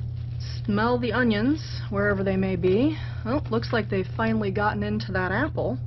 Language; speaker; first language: English; native; English